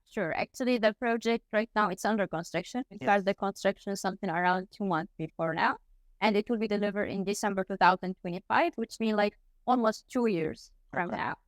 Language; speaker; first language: English; non-native, fluent; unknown